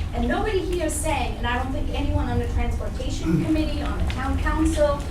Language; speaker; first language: English; non-native, fluent; German